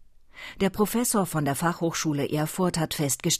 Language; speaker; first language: German; native; German